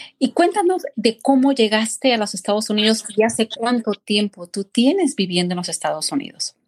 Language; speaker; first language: Spanish; native; Spanish